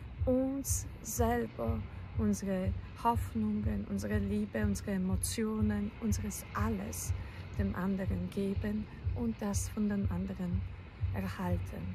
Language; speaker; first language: German; non-native, fluent; Polish